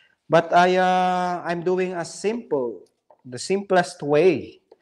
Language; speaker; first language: English; non-native, local second language; Filipino